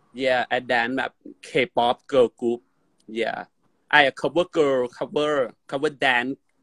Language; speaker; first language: English; non-native, learner; Thai